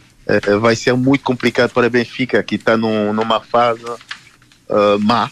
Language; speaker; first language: Portuguese; non-native, fluent; Haitian Creole